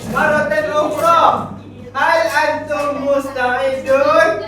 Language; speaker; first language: Arabic; non-native, learner; Malay